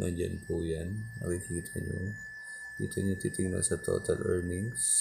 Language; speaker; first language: Filipino; native; Filipino